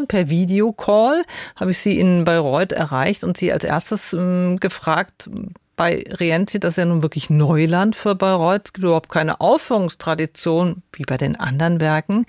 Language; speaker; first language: German; native; German